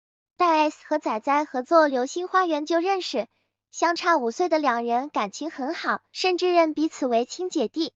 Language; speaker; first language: Chinese; native; Chinese